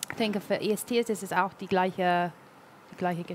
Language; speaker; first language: German; non-native, learner; English